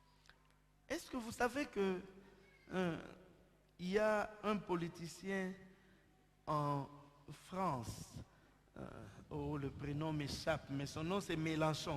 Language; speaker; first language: French; non-native, local second language; Lingala